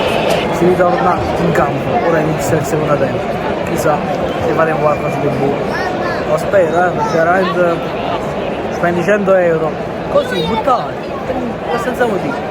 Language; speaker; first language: Italian; native; Italian